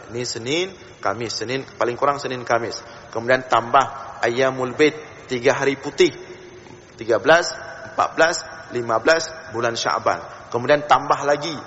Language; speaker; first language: Malay; non-native, local second language; Achinese